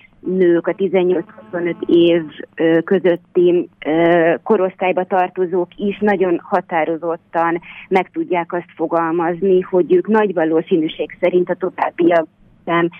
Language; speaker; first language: Hungarian; native; Hungarian